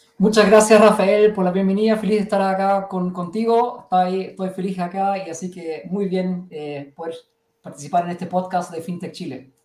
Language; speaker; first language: Spanish; early bilingual, heritage; Spanish